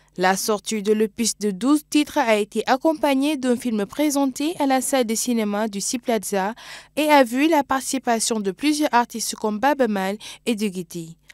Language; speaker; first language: French; non-native, local second language; Wolof